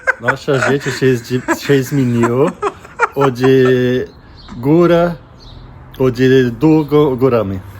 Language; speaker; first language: Polish; non-native, learner; Portuguese